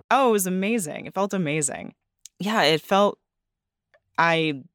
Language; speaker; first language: English; native; English